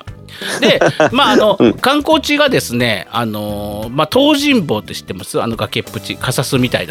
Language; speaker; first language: Japanese; native; Japanese